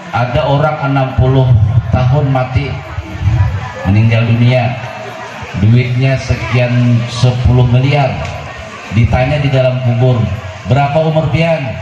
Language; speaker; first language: Indonesian; native; Indonesian